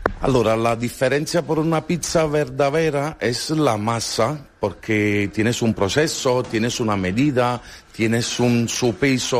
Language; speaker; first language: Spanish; non-native, fluent; Italian